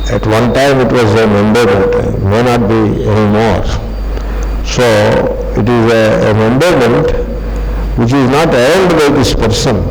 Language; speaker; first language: English; non-native, local second language; Telugu